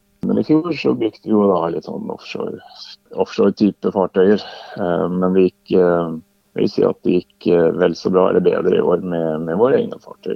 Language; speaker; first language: Norwegian; native; Norwegian